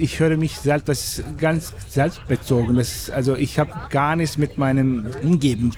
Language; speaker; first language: German; non-native, fluent; Turkish